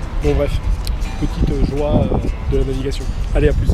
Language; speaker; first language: French; native; French